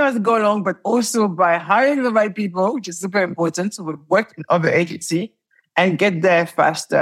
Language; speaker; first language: English; non-native, fluent; French